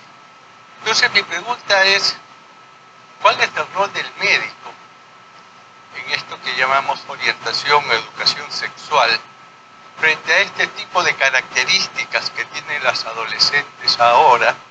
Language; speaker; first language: Spanish; native; Spanish